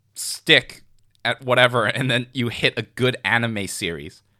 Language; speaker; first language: English; non-native, local second language; Cantonese